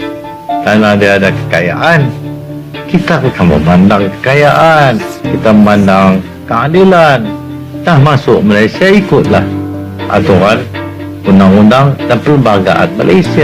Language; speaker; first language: Malay; native; Malay